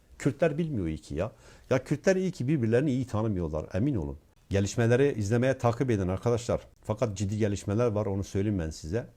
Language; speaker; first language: Turkish; non-native, local second language; Kurdish